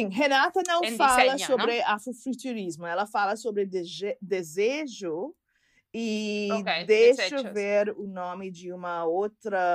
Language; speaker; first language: Portuguese; non-native, fluent; English